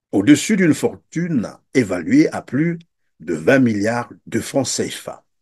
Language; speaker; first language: French; non-native, local second language; Lingala